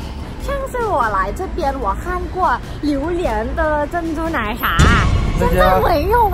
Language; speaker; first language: Chinese; non-native, learner; Thai